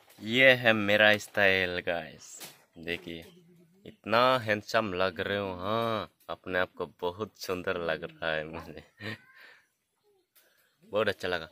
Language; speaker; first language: Hindi; non-native, local second language; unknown